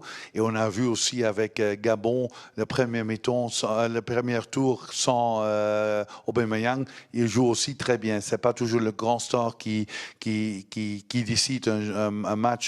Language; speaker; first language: French; non-native, learner; Dutch